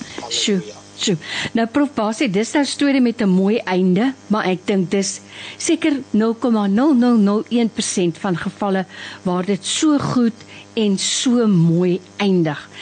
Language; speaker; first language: Afrikaans; native; Afrikaans